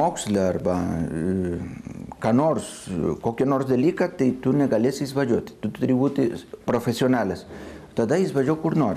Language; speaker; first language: Lithuanian; non-native, fluent; Spanish